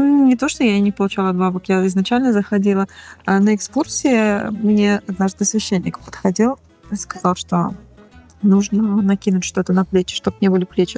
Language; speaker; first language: Russian; native; Russian